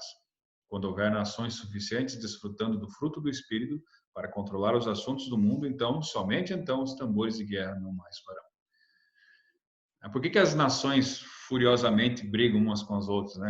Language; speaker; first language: Portuguese; native; Portuguese